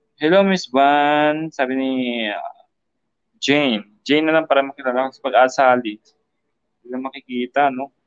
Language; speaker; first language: Filipino; native; Filipino